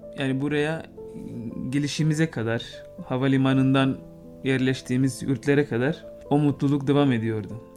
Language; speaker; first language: Turkish; non-native, fluent; Arabic